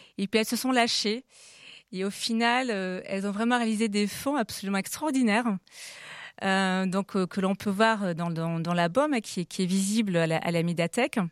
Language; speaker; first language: French; native; French